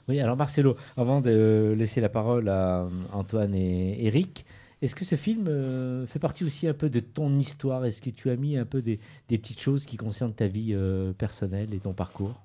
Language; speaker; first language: French; native; French